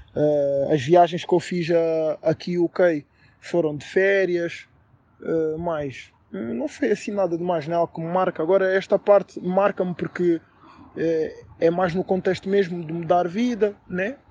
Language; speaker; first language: Portuguese; native; Portuguese